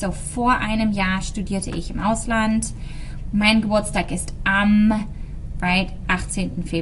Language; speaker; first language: German; non-native, fluent; English